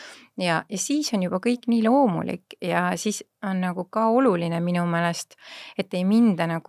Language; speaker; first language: Estonian; native; Estonian